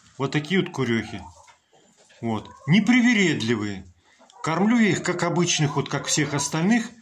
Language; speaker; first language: Russian; native; Russian